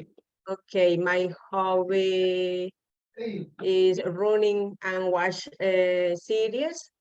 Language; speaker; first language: English; non-native, learner; Spanish